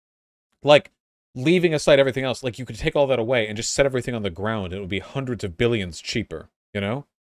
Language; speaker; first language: English; native; English